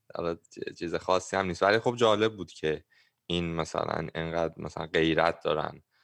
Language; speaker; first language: Persian; native; Persian